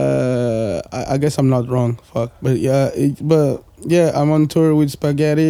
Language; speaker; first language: English; non-native, fluent; Portuguese